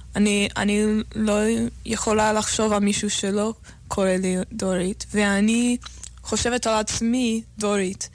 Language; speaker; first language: Hebrew; non-native, learner; English